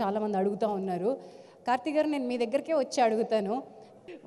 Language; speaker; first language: Telugu; native; Telugu